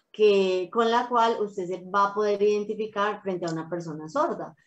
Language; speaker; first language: Spanish; native; Spanish